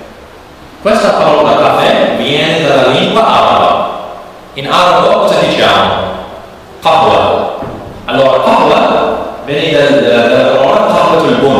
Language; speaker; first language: Italian; non-native, learner; English